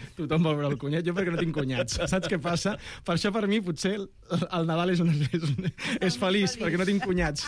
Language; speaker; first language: Catalan; non-native, local second language; Spanish